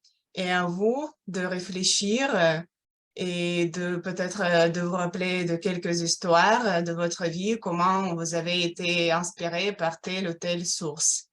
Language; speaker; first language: French; non-native, fluent; Russian